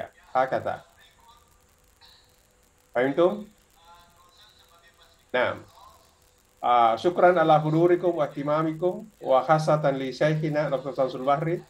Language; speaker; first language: Arabic; non-native, fluent; Indonesian